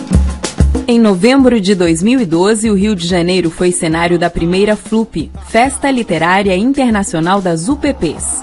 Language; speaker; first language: Portuguese; native; Portuguese